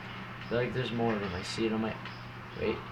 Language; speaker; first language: English; native; English